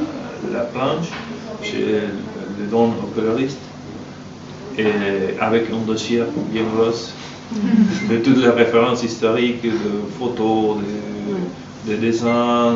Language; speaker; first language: French; non-native, fluent; Spanish